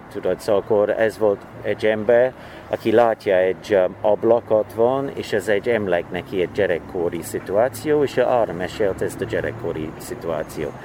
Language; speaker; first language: Hungarian; non-native, learner; English